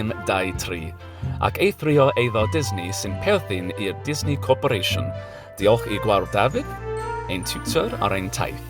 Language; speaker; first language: Welsh; non-native, learner; English